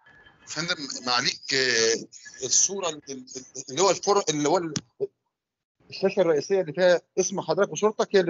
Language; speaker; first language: Arabic; native; Arabic